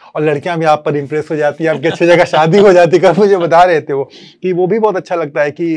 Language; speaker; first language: Hindi; native; Hindi